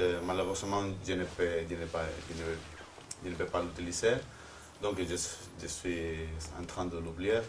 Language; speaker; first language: French; non-native, fluent; Spanish